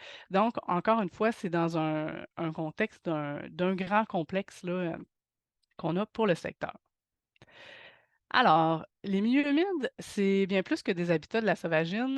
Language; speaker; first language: French; native; French